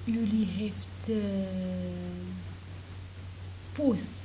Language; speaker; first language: Dutch; non-native, learner; Arabic